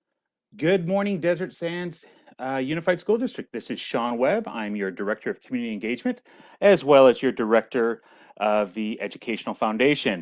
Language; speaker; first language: English; native; English